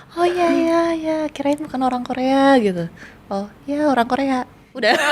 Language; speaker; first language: Indonesian; early bilingual, other home language; Korean